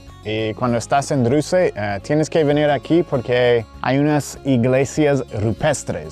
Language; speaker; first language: Spanish; non-native, fluent; English